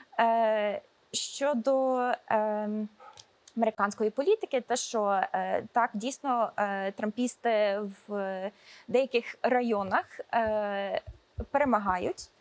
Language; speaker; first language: Ukrainian; early bilingual, heritage; Ukrainian